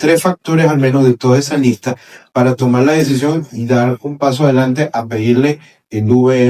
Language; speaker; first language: Spanish; native; Spanish